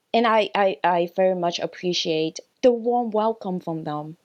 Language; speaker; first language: English; non-native, local second language; Cantonese